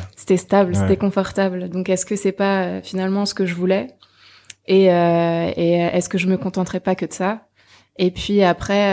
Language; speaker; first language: French; native; French